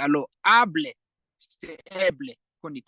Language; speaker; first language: French; non-native, fluent; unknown